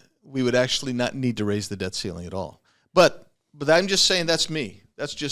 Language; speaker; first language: English; native; English